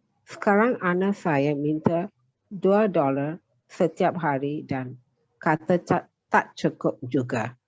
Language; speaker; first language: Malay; non-native, learner; Tamil